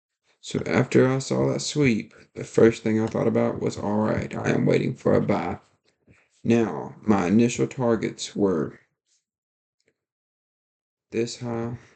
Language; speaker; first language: English; native; English